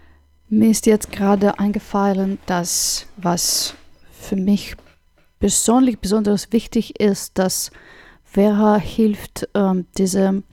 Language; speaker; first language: German; non-native, fluent; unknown